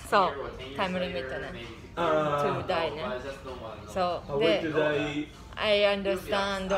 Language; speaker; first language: English; non-native, learner; Japanese